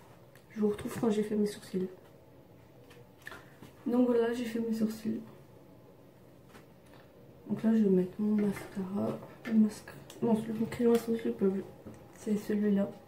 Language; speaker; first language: French; native; French